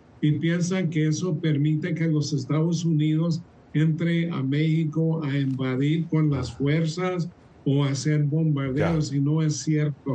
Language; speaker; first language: Spanish; early bilingual, heritage; Spanish